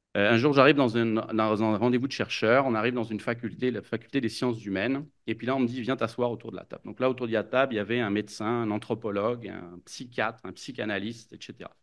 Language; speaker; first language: French; native; French